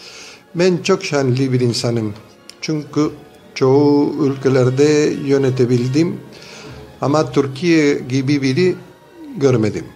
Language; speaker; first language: Turkish; non-native, fluent; Spanish